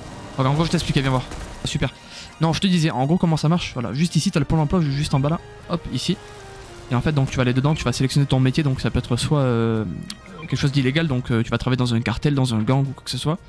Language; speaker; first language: French; native; French